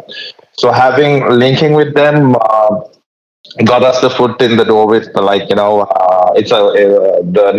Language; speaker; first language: English; non-native, local second language; Sinhala